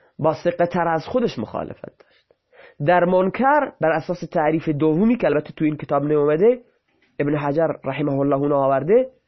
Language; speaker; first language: Persian; non-native, local second language; Baluchi